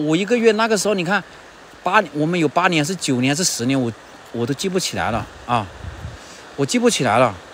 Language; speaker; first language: Chinese; native; Chinese